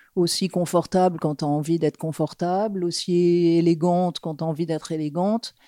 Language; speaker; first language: French; native; French